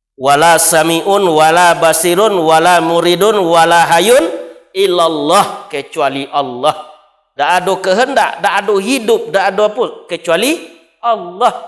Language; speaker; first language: Malay; non-native, local second language; Minangkabau